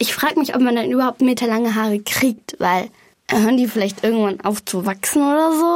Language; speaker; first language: German; native; German